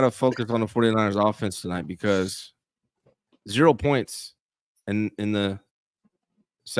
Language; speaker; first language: English; native; English